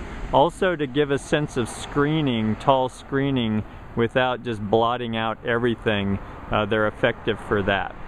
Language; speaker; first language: English; native; English